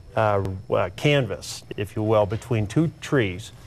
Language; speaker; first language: English; native; English